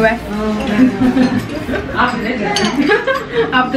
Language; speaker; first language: English; non-native, learner; Indonesian